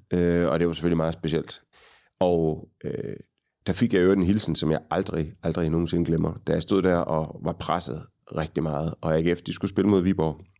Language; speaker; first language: Danish; native; Danish